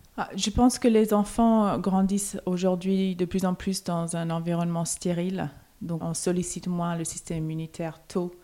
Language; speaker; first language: French; non-native, fluent; English